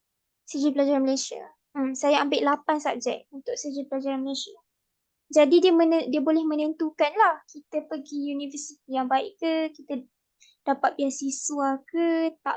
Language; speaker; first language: Malay; native; Malay